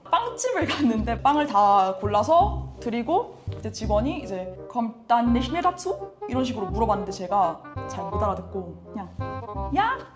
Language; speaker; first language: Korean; native; Korean